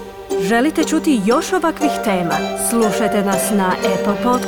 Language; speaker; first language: Serbian; native; Serbian